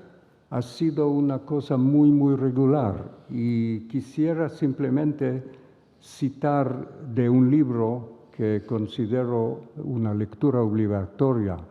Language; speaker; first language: Spanish; non-native, fluent; Hebrew